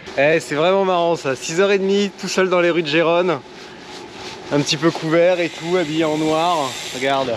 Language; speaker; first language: French; native; French